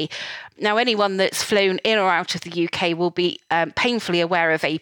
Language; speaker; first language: English; native; English